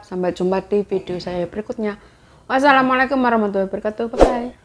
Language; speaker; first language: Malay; non-native, local second language; Javanese